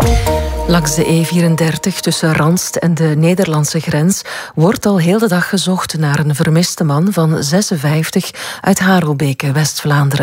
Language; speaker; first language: Dutch; native; Dutch